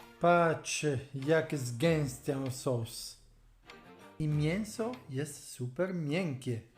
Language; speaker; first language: Polish; non-native, learner; Italian